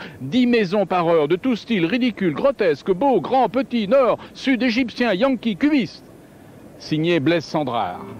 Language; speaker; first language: French; native; French